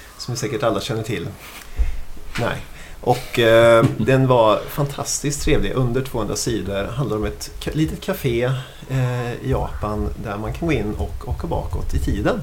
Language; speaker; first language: Swedish; native; Swedish